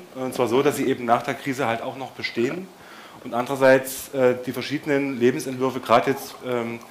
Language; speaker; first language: German; native; German